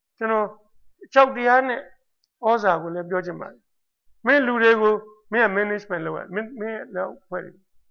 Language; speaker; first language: Burmese; native; Burmese